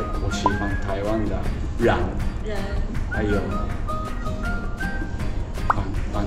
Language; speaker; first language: Chinese; non-native, learner; Japanese